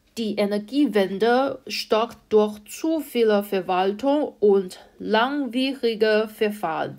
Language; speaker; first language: German; non-native, fluent; Chinese